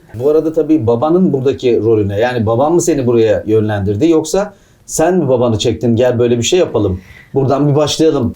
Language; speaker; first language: Turkish; native; Turkish